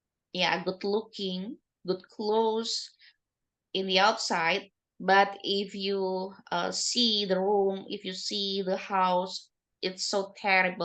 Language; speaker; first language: English; non-native, learner; Indonesian